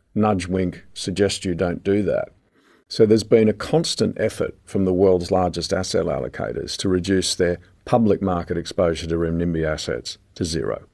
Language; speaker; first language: English; native; English